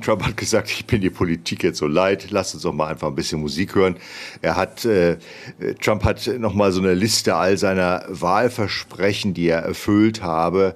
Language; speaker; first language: German; native; German